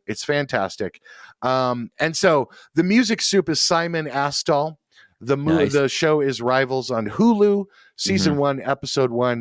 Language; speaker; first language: English; native; English